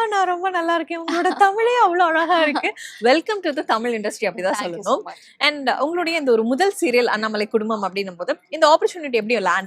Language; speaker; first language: Tamil; native; Tamil